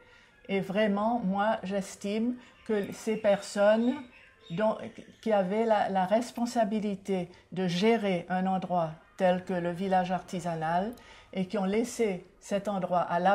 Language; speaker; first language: French; non-native, local second language; Seselwa Creole French